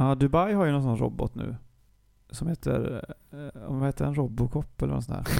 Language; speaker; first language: Swedish; native; Swedish